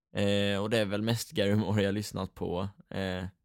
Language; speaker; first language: Swedish; native; Swedish